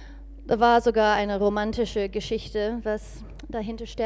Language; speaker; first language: German; non-native, fluent; English